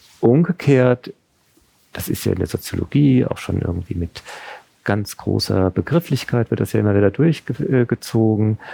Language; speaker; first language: German; native; German